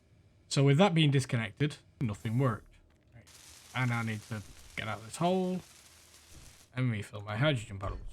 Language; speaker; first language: English; native; English